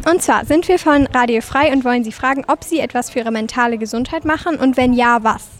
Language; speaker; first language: German; native; German